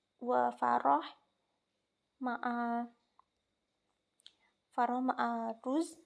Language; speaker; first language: Arabic; non-native, learner; Indonesian